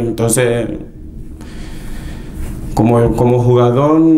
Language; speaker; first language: Spanish; non-native, learner; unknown